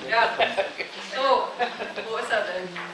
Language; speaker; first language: German; native; German